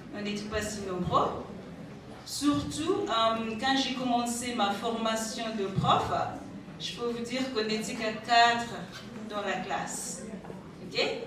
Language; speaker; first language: French; non-native, fluent; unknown